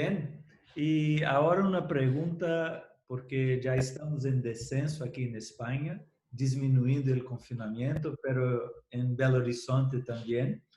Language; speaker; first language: Spanish; non-native, fluent; Portuguese